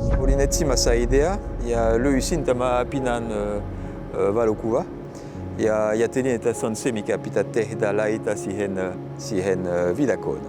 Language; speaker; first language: Finnish; non-native, fluent; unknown